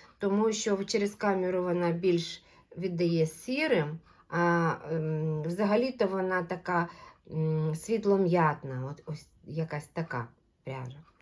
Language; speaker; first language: Ukrainian; non-native, local second language; Russian